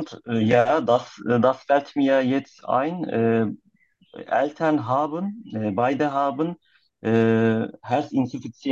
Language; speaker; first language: German; non-native, learner; Turkish